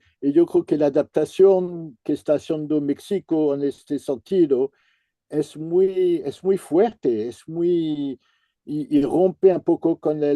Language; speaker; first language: Spanish; non-native, fluent; French